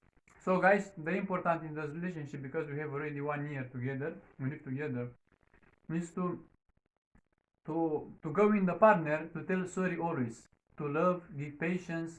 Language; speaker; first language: English; non-native, learner; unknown